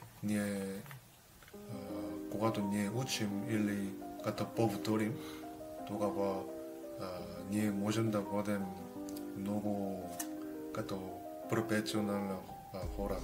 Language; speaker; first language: Bulgarian; non-native, learner; Korean